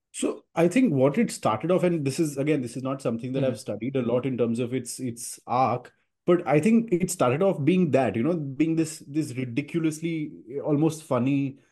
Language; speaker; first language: English; non-native, local second language; Hindi